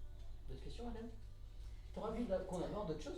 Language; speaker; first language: French; native; French